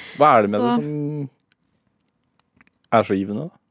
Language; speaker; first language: Norwegian; native; Norwegian